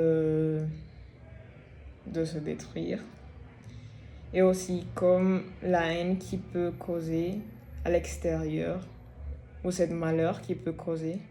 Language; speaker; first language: French; non-native, fluent; Spanish